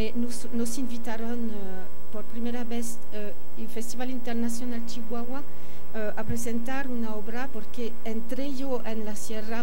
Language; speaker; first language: Spanish; non-native, fluent; French